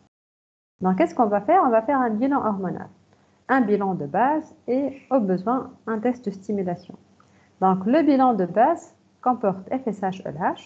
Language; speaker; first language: French; non-native, local second language; Arabic